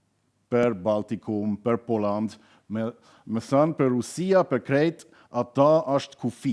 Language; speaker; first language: Albanian; non-native, learner; German